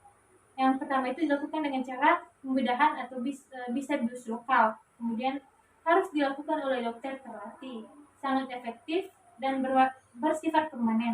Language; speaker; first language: Indonesian; native; Indonesian